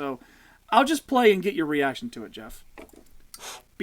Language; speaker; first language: English; native; English